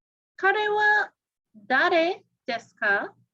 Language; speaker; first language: Japanese; non-native, fluent; English